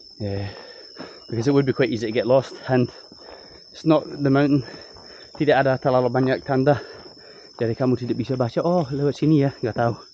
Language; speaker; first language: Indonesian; non-native, fluent; English